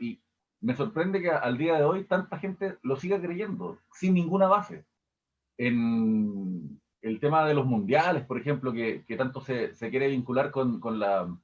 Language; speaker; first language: Spanish; native; Spanish